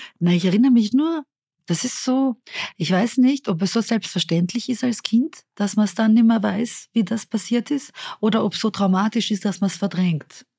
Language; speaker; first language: German; early bilingual, other home language; Serbian